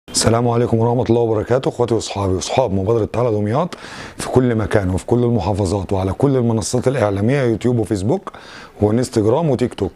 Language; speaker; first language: Arabic; native; Arabic